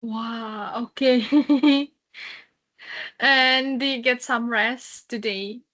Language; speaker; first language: English; non-native, fluent; Indonesian